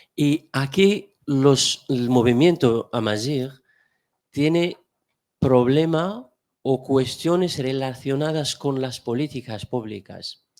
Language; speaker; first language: Spanish; non-native, fluent; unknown